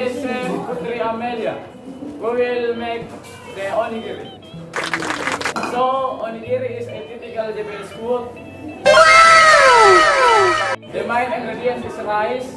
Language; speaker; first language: English; non-native, learner; Indonesian